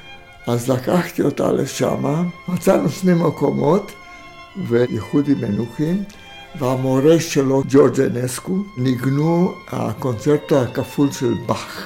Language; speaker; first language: Hebrew; non-native, fluent; Romanian